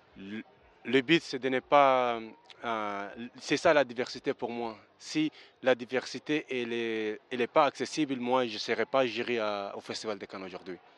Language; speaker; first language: French; early bilingual, other home language; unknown